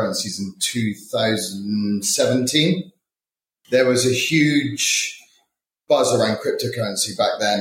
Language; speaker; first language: English; native; English